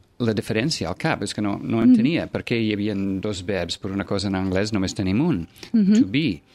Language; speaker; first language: Catalan; non-native, fluent; English